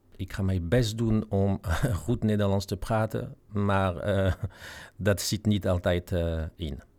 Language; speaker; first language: Dutch; non-native, fluent; French